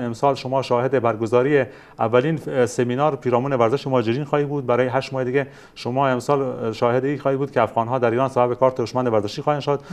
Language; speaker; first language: Persian; native; Persian